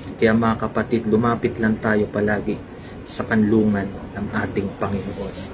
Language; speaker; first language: Filipino; native; Filipino